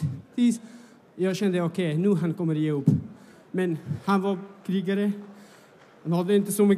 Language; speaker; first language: Swedish; non-native, fluent; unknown